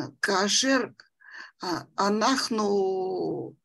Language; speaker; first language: Hebrew; non-native, fluent; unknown